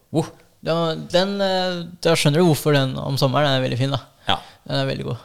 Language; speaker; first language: Norwegian; early bilingual, other home language; Filipino